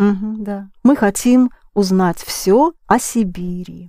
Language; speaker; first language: Russian; non-native, fluent; English